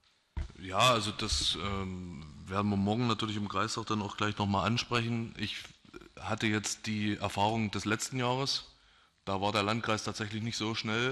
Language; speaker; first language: German; native; German